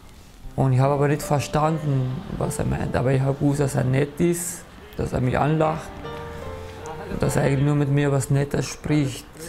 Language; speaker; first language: German; early bilingual, other home language; Kurdish